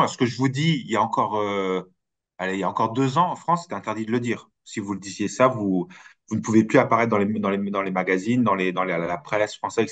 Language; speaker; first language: French; native; French